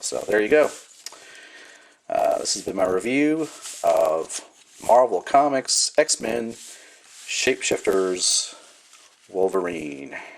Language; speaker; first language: English; native; English